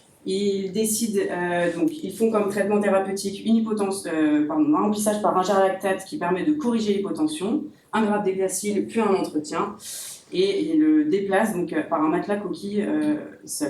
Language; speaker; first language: French; native; French